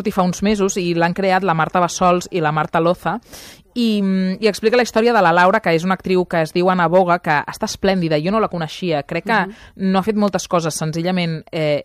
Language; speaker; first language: Catalan; native; Catalan